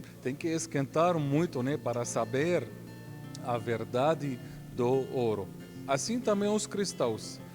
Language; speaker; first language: Portuguese; non-native, fluent; Arabic